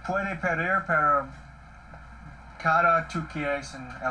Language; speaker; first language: Spanish; non-native, learner; English